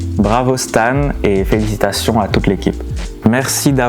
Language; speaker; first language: French; native; French